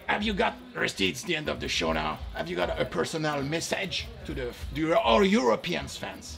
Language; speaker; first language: English; non-native, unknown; French